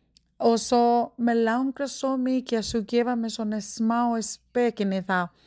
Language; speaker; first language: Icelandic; non-native, learner; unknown